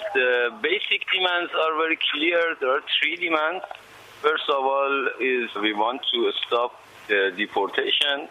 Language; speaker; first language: English; non-native, learner; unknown